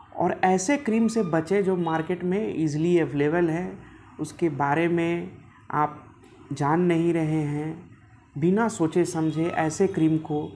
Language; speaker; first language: Hindi; native; Hindi